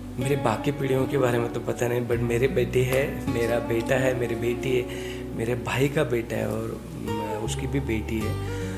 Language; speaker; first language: Hindi; non-native, local second language; Marathi